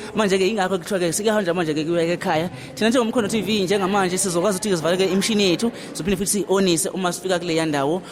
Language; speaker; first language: Zulu; native; Zulu